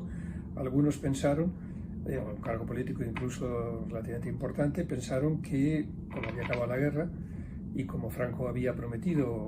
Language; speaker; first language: Spanish; native; Spanish